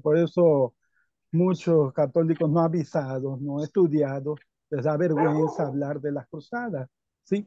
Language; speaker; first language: Spanish; native; Spanish